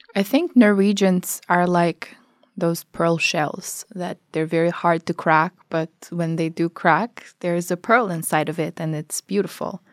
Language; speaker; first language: English; non-native, fluent; Albanian